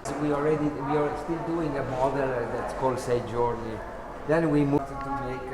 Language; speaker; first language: English; non-native, fluent; Italian